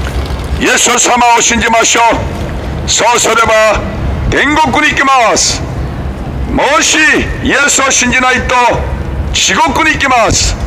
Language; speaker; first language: Japanese; non-native, learner; Korean